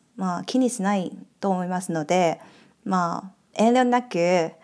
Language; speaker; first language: Japanese; non-native, fluent; Chinese